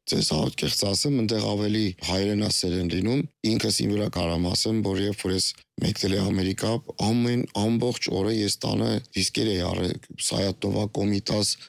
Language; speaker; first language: Armenian; native; Armenian